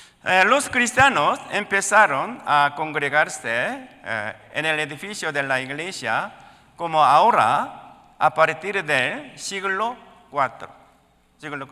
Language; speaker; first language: Spanish; non-native, learner; Korean